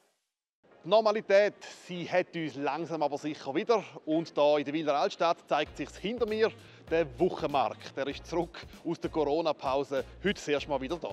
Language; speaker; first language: German; native; German